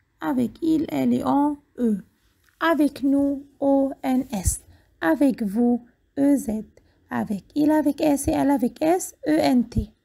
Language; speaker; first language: French; non-native, fluent; Arabic